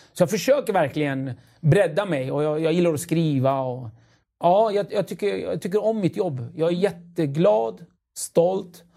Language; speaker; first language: Swedish; early bilingual, other home language; Kurdish